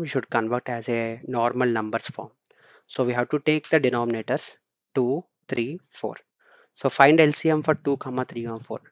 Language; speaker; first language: English; non-native, local second language; Telugu